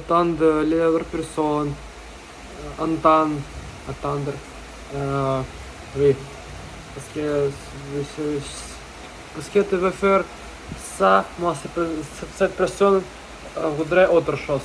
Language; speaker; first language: French; non-native, learner; Russian